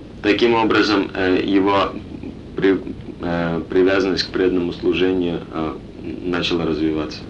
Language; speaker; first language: Russian; native; Russian